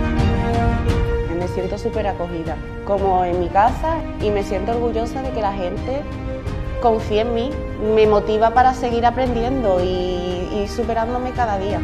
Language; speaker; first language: Spanish; native; Spanish